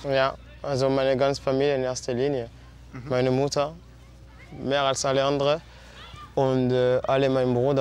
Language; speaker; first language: German; non-native, fluent; French